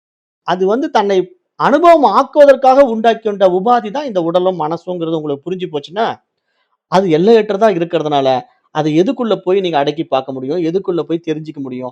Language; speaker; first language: Tamil; native; Tamil